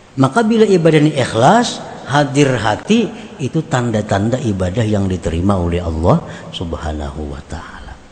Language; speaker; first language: Indonesian; non-native, local second language; Banjar